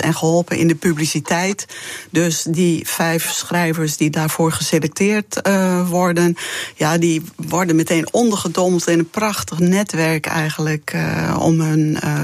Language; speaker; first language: Dutch; non-native, local second language; Western Frisian